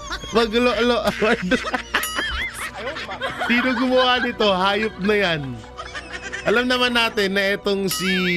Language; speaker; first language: Filipino; native; Filipino